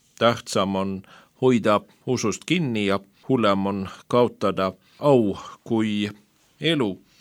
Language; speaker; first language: Estonian; non-native, fluent; Swedish